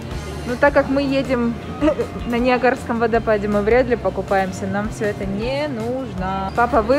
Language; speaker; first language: Russian; native; Russian